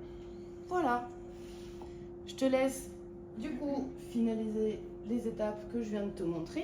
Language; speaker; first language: French; native; French